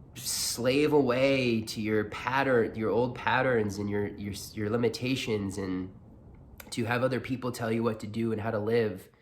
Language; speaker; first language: English; native; English